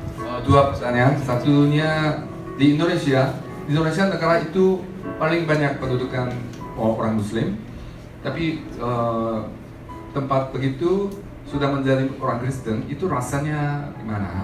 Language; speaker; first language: Indonesian; non-native, learner; Korean